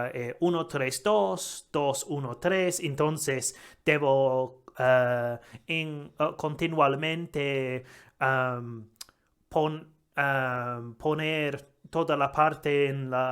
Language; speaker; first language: Spanish; non-native, learner; English